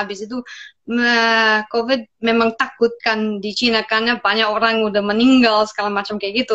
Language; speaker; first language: Indonesian; non-native, fluent; English